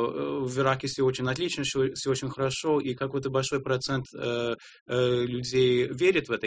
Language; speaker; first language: Russian; non-native, fluent; English